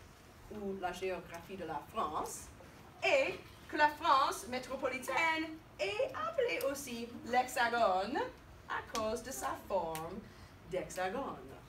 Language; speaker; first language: French; non-native, fluent; English